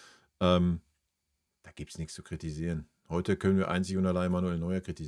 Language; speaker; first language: German; native; German